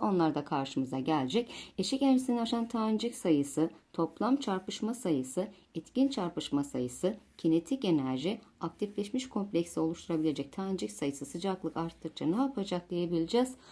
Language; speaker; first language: Turkish; native; Turkish